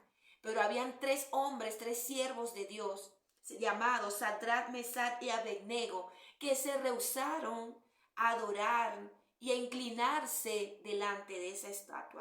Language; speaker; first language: Spanish; native; Spanish